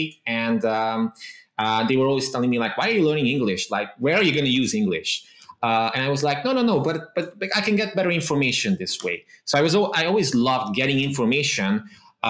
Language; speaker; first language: English; non-native, fluent; Romanian